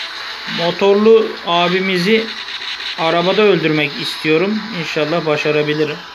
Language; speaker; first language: Turkish; native; Turkish